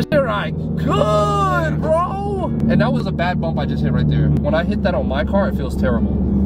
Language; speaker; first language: English; native; English